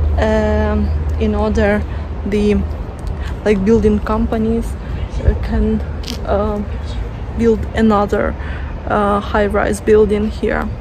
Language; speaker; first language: English; non-native, fluent; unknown